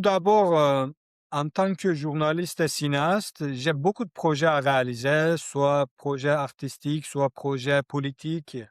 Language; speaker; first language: French; non-native, learner; Kurdish